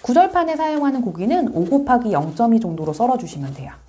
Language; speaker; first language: Korean; native; Korean